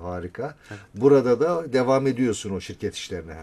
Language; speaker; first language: Turkish; native; Turkish